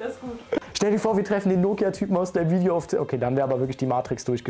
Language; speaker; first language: German; native; German